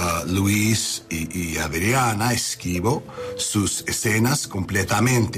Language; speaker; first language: Spanish; non-native, learner; English